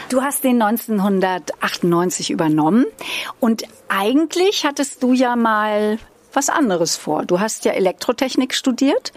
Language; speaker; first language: German; native; German